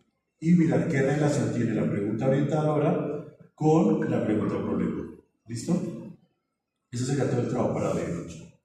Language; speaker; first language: Spanish; native; Spanish